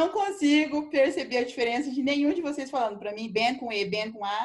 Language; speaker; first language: Portuguese; native; Portuguese